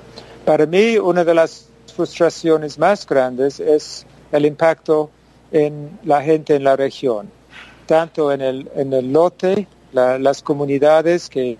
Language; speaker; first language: Spanish; non-native, fluent; English